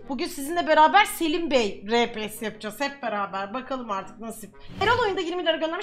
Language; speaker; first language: Turkish; native; Turkish